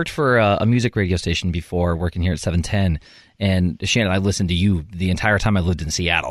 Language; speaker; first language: English; native; English